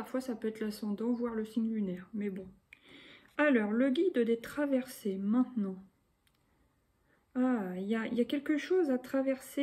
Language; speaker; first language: French; native; French